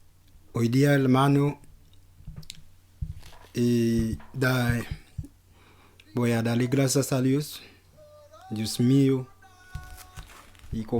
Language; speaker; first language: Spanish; non-native, local second language; Haitian Creole